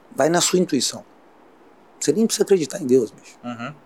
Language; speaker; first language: Portuguese; native; Portuguese